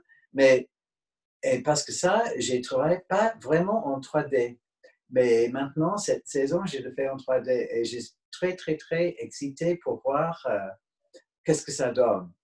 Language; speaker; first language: French; non-native, fluent; English